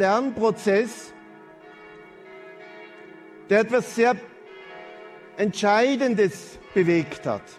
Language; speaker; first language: German; native; German